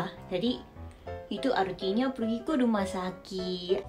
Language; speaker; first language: Indonesian; non-native, fluent; Japanese